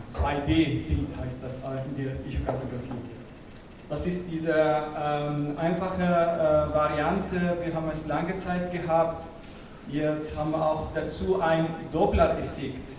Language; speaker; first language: German; non-native, fluent; Arabic